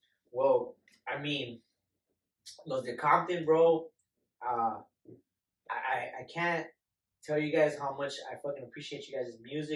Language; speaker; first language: English; early bilingual, other home language; Spanish